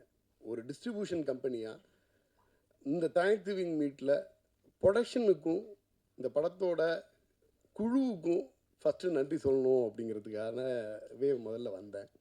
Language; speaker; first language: Tamil; native; Tamil